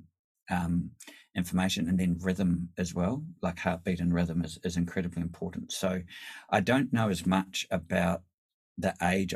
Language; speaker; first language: English; native; English